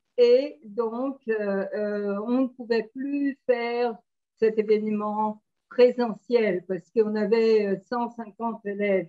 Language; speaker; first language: French; non-native, fluent; Portuguese